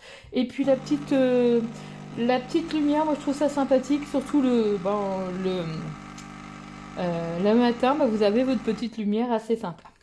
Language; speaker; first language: French; native; French